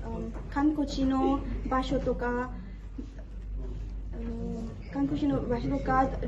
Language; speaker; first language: Japanese; non-native, learner; Garo